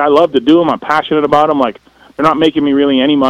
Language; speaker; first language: English; native; English